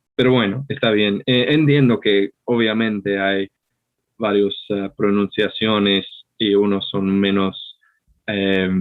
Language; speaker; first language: Spanish; non-native, fluent; English